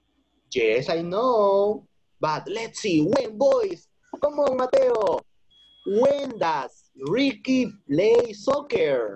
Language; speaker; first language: English; non-native, fluent; Spanish